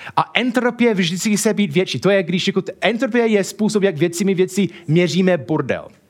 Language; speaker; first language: Czech; non-native, fluent; English